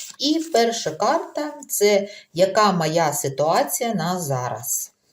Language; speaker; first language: Ukrainian; non-native, local second language; Russian